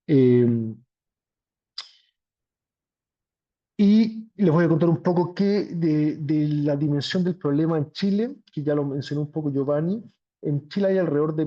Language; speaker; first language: Spanish; native; Spanish